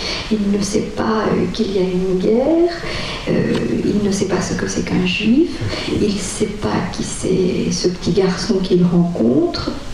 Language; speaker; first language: French; non-native, local second language; Morisyen